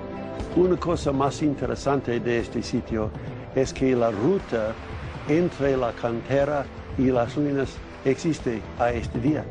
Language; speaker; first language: Spanish; non-native, learner; English